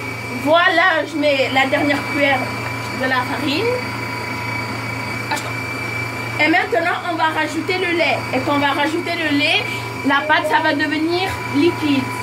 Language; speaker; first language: French; non-native, fluent; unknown